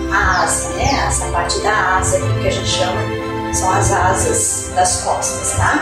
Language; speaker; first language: Portuguese; native; Portuguese